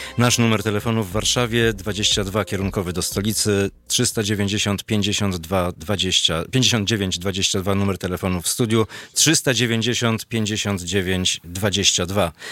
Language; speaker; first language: Polish; native; Polish